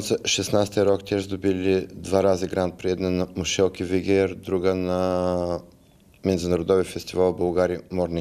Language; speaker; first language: Polish; non-native, fluent; Bulgarian